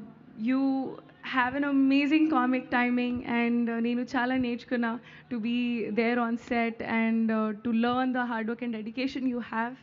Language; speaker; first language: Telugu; non-native, learner; Hindi